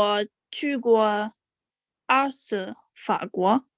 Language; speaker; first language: Chinese; non-native, learner; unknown